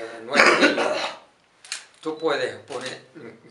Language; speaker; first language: Spanish; non-native, learner; Arabic